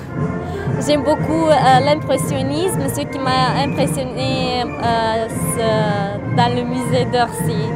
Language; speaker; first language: French; non-native, fluent; Romanian